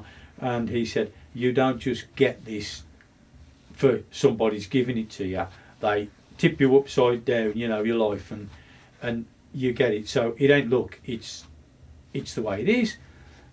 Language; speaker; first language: English; native; English